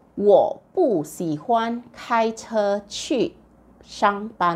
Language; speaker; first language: Chinese; non-native, local second language; Malay